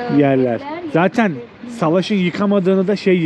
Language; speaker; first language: Turkish; native; Turkish